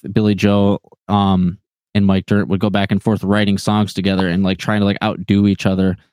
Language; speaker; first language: English; native; English